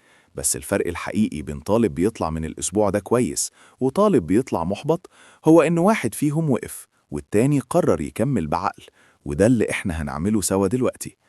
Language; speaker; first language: Arabic; native; Arabic